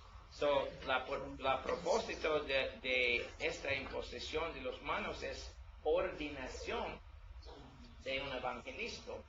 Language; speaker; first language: Spanish; non-native, learner; English